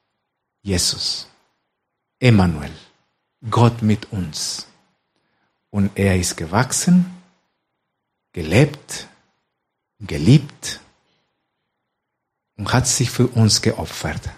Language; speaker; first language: German; non-native, fluent; Spanish